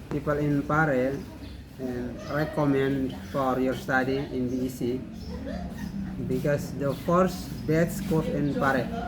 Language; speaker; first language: English; non-native, learner; Indonesian